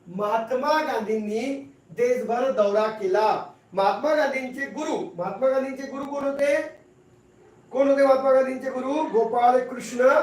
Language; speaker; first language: Marathi; non-native, local second language; Hindi